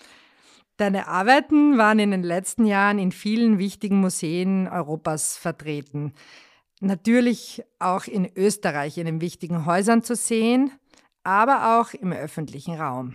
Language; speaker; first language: German; native; German